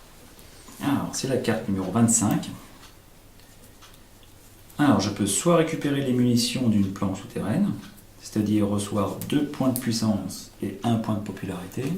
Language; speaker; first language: French; native; French